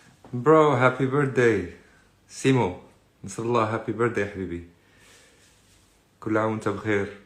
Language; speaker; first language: Arabic; native; Arabic